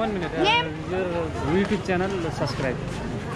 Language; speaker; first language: English; non-native, learner; Nepali